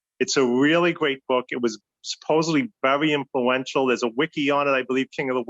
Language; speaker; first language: English; native; English